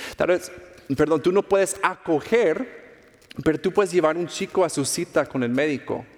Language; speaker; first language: Spanish; non-native, fluent; English